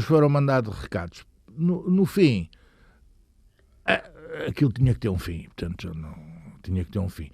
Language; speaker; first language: Portuguese; native; Portuguese